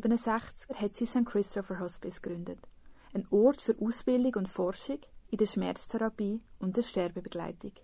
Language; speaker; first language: German; native; German